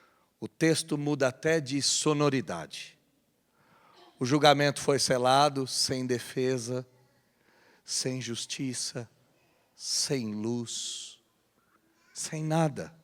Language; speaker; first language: Portuguese; native; Portuguese